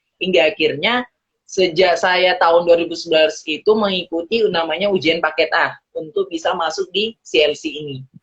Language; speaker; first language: Indonesian; early bilingual, heritage; Indonesian